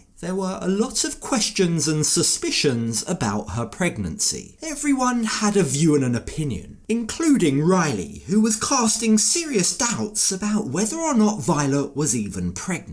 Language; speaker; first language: English; native; English